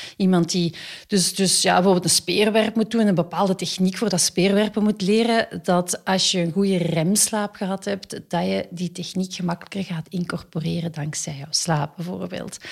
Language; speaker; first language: Dutch; native; Dutch